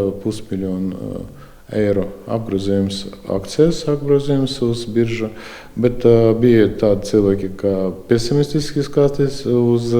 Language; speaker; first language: Latvian; non-native, local second language; Russian